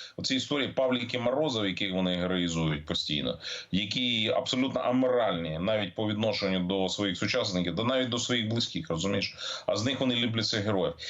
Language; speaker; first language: Ukrainian; native; Ukrainian